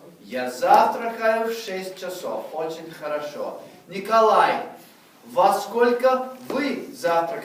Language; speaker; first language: Russian; non-native, fluent; English